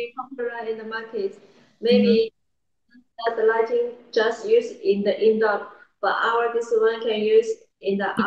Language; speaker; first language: English; non-native, learner; Chinese